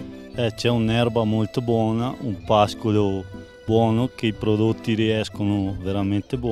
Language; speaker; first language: Italian; native; Italian